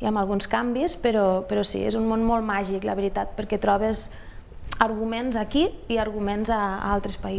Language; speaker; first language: Catalan; native; Catalan